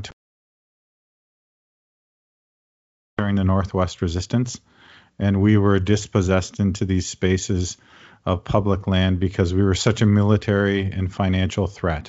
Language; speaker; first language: English; native; English